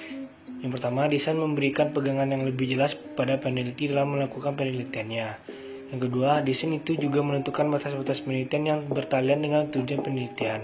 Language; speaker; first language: Indonesian; native; Indonesian